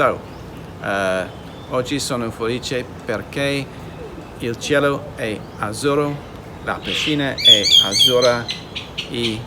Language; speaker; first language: Italian; non-native, learner; English